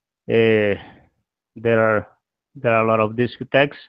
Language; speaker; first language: English; non-native, learner; Spanish